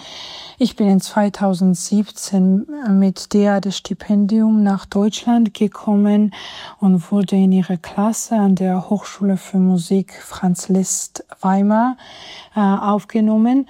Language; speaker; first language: German; non-native, fluent; Georgian